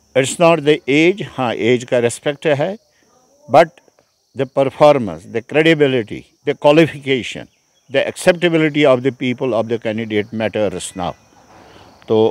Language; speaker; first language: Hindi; non-native, local second language; Kashmiri